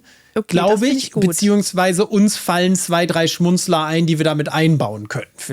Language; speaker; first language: German; native; German